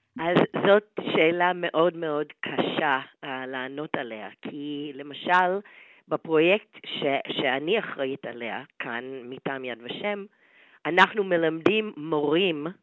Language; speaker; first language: Hebrew; non-native, fluent; English